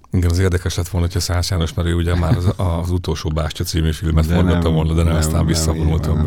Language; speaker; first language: Hungarian; native; Hungarian